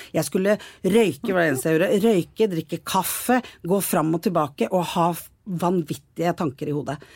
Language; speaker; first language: Norwegian; native; Norwegian